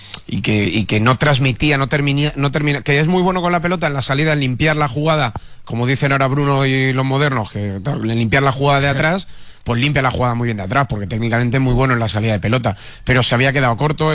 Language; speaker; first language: Spanish; native; Spanish